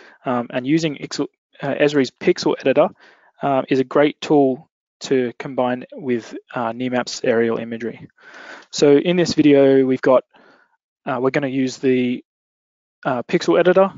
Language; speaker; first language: English; native; English